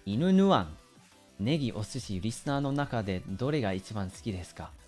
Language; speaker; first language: Japanese; early bilingual, other home language; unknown